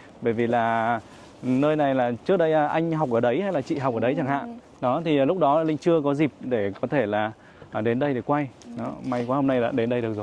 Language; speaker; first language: Vietnamese; native; Vietnamese